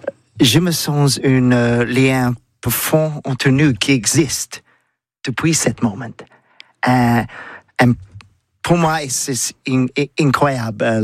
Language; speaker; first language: French; non-native, learner; English